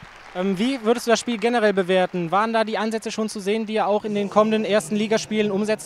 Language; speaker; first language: German; native; German